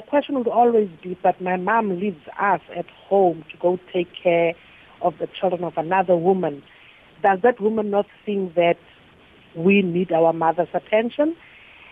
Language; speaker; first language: English; non-native, local second language; Tswana